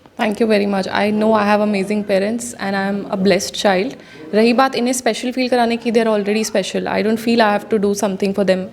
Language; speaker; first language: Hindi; non-native, local second language; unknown